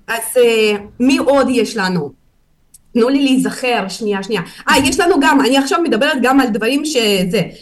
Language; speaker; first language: Hebrew; non-native, fluent; Russian